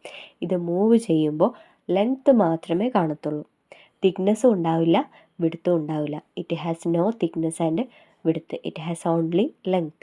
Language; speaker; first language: Malayalam; native; Malayalam